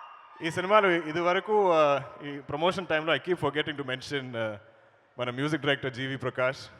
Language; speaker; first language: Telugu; non-native, learner; Malayalam